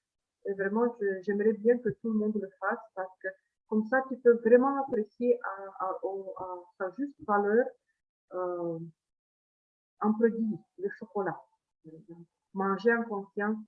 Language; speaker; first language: French; non-native, fluent; Italian